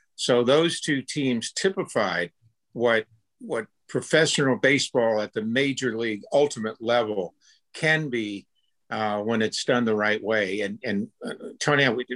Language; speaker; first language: English; native; English